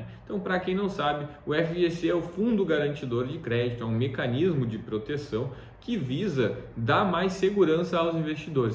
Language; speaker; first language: Portuguese; native; Portuguese